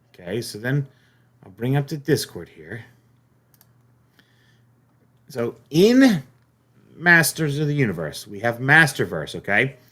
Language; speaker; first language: English; native; English